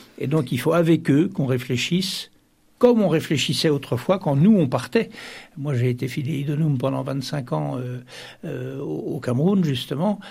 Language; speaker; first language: French; native; French